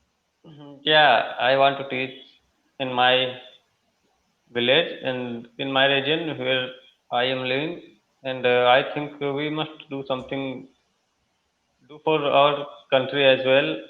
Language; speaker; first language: English; non-native, learner; Hindi